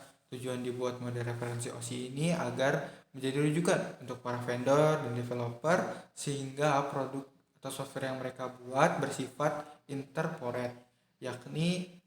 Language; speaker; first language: Indonesian; native; Indonesian